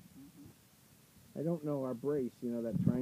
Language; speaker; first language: English; native; English